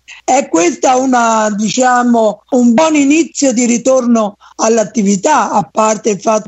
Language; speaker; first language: Italian; non-native, fluent; Portuguese